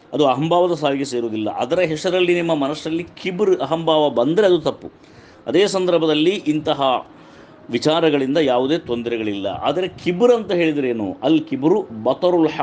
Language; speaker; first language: Kannada; non-native, local second language; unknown